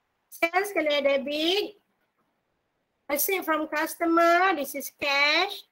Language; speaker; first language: English; non-native, local second language; Malay